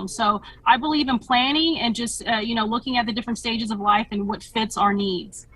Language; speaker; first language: English; early bilingual, other home language; Spanish